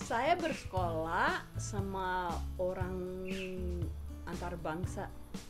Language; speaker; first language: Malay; non-native, fluent; English